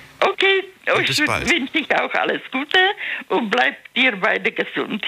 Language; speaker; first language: German; non-native, learner; Czech